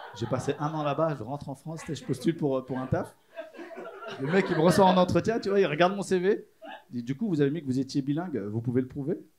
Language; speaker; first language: French; native; French